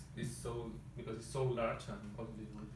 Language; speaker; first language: English; non-native, learner; Spanish